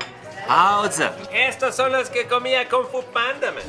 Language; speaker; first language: Spanish; native; Spanish